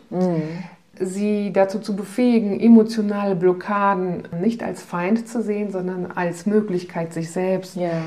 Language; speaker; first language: German; early bilingual, other home language; Polish